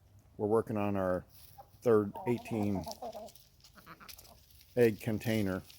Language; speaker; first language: English; native; English